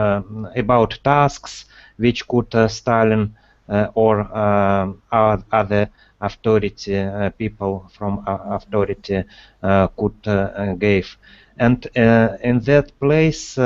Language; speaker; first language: English; non-native, learner; Russian